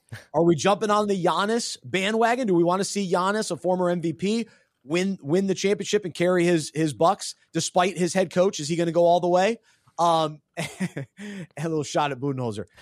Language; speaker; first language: English; native; English